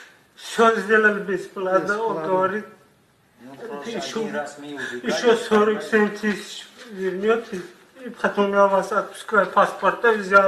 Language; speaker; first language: Russian; non-native, learner; Tajik